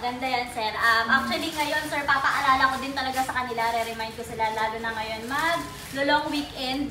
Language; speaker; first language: Filipino; native; Filipino